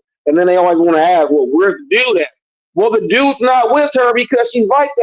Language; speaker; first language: English; native; English